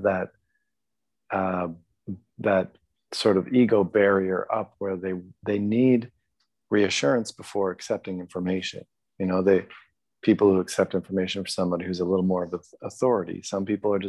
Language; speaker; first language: English; native; English